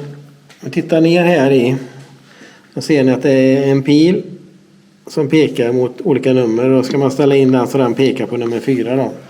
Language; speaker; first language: Swedish; native; Swedish